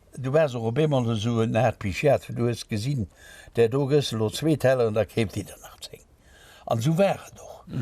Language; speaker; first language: Luxembourgish; native; Luxembourgish